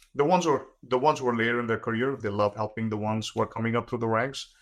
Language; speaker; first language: English; non-native, local second language; Gujarati